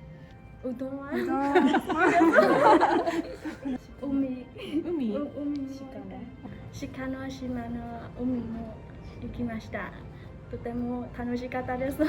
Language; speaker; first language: Japanese; non-native, learner; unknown